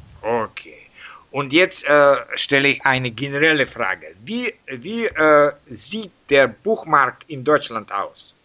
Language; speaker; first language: German; non-native, learner; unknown